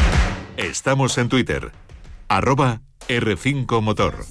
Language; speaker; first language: Spanish; native; Spanish